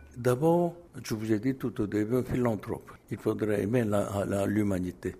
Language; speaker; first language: French; non-native, fluent; Korean